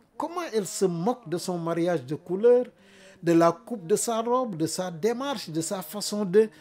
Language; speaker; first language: French; non-native, local second language; Wolof